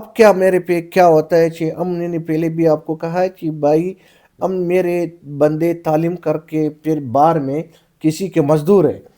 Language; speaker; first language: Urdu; non-native, local second language; Pashto